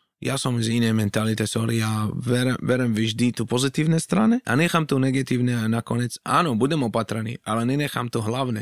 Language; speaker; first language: Slovak; non-native, fluent; Arabic